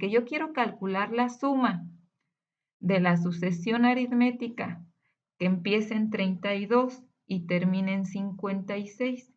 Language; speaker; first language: Spanish; native; Spanish